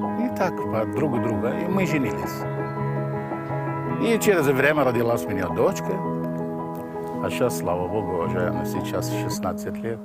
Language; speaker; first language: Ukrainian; non-native, learner; Arabic